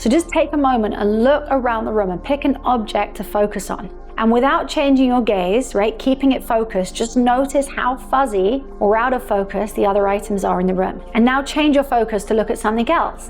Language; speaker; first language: English; native; English